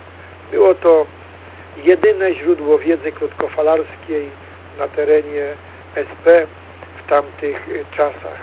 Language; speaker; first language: Polish; native; Polish